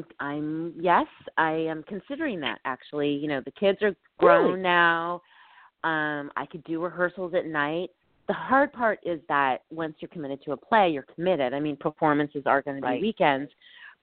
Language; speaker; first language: English; native; English